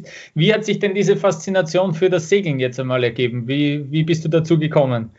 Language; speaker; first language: German; native; German